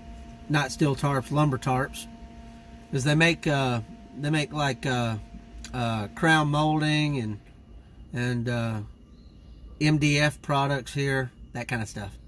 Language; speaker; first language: English; native; English